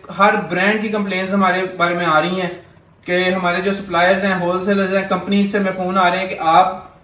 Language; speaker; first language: Urdu; non-native, local second language; Punjabi